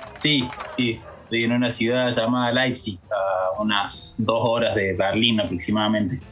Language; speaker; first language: Spanish; native; Spanish